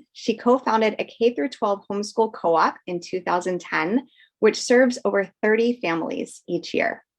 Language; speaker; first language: English; native; English